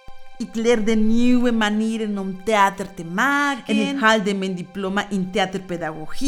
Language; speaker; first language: Dutch; non-native, fluent; Spanish